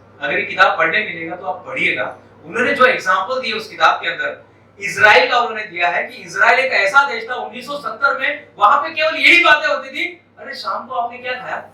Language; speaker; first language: Hindi; non-native, local second language; Marathi